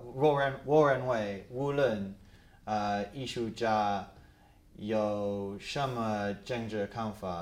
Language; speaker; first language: Chinese; non-native, fluent; English